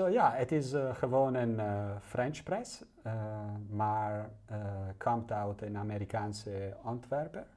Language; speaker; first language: Dutch; non-native, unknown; Italian